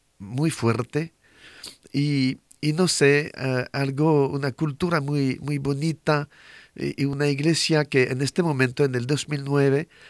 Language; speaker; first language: Spanish; non-native, fluent; French